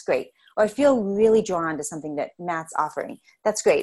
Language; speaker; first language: English; native; English